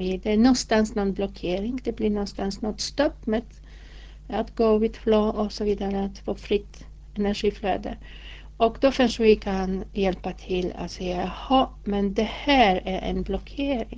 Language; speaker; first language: Swedish; non-native, fluent; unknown